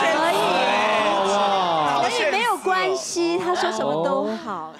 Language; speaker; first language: Chinese; native; Chinese